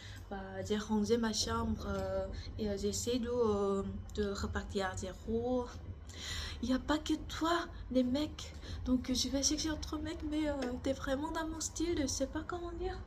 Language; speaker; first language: French; non-native, learner; Korean